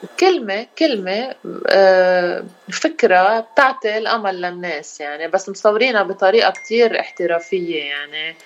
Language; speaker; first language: Arabic; native; Arabic